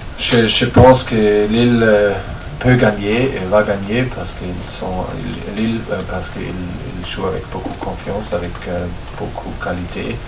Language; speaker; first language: French; non-native, learner; German